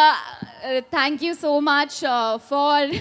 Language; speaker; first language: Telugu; non-native, learner; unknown